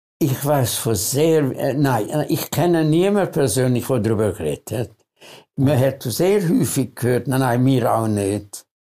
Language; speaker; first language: German; early bilingual, other home language; Hungarian